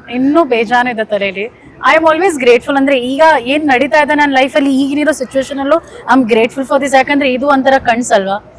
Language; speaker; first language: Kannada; non-native, fluent; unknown